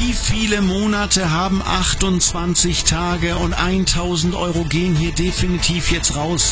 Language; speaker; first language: German; native; German